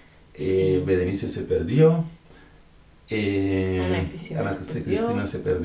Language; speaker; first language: Spanish; native; Spanish